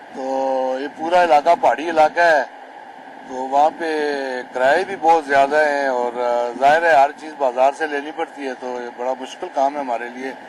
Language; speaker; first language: Urdu; non-native, local second language; Northern Hindko